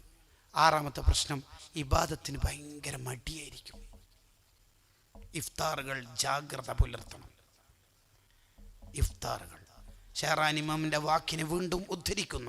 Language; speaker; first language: Malayalam; native; Malayalam